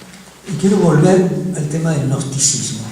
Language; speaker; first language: Spanish; native; Spanish